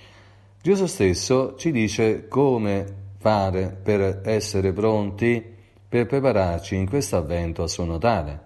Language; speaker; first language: Italian; native; Italian